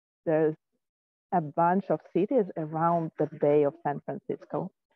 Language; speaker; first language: English; non-native, fluent; Ukrainian